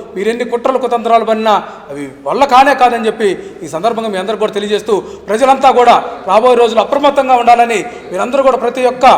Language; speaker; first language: Telugu; native; Telugu